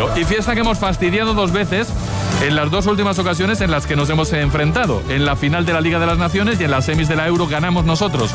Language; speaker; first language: Spanish; native; Spanish